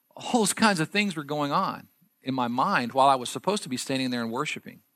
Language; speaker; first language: English; native; English